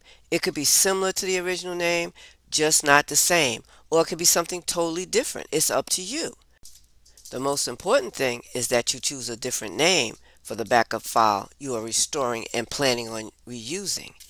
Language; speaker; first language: English; native; English